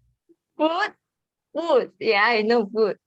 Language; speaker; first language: English; non-native, learner; Indonesian